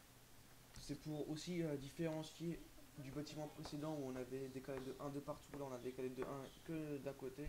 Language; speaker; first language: French; native; French